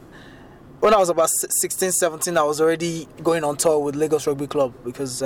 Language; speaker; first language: English; non-native, local second language; Yoruba